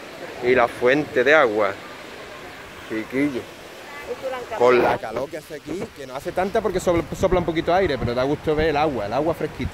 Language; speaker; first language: Spanish; native; Spanish